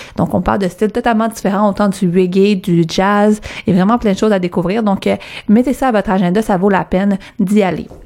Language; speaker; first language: French; early bilingual, other home language; Arabic